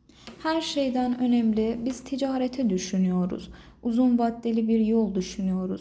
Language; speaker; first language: Turkish; non-native, fluent; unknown